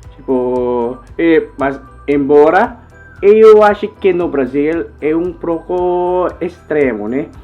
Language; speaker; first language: Portuguese; non-native, learner; Filipino